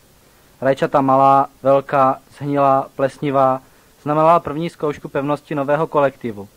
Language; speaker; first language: Czech; native; Czech